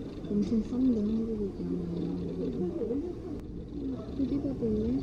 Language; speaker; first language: Korean; native; Korean